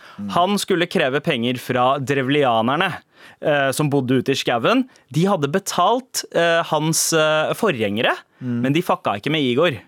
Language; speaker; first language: Norwegian; early bilingual, other home language; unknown